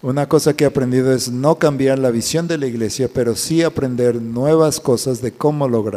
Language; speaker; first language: Spanish; native; Spanish